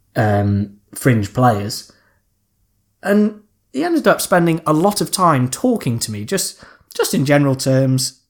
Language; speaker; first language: English; native; English